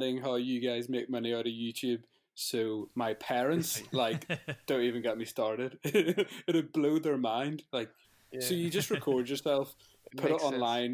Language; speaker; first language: English; native; English